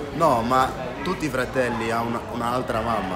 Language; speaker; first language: Italian; non-native, learner; Dutch